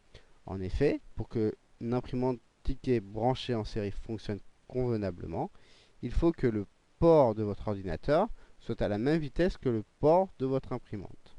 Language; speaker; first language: French; native; French